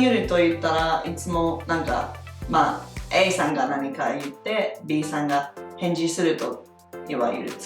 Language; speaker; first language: Japanese; non-native, fluent; English